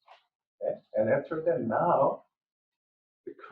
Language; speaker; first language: English; non-native, fluent; Korean